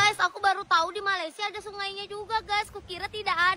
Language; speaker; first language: Indonesian; native; Indonesian